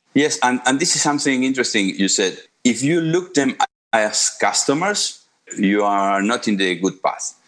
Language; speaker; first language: English; non-native, fluent; Spanish